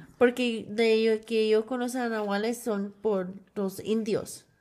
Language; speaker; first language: Spanish; non-native, learner; English